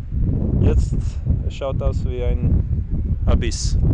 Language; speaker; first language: German; non-native, fluent; Croatian